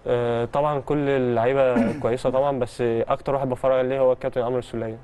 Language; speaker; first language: Egyptian Arabic; early bilingual, heritage; Arabic